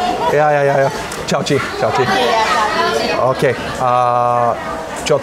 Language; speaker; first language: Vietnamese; non-native, learner; Bulgarian